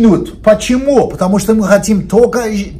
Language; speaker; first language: Russian; non-native, learner; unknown